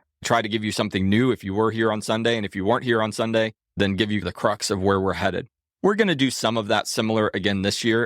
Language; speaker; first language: English; native; English